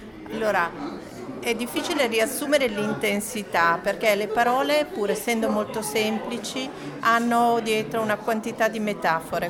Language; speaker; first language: Italian; native; Italian